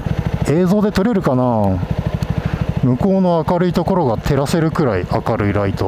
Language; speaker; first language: Japanese; native; Japanese